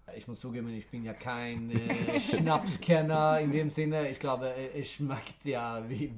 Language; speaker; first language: German; non-native, fluent; Swedish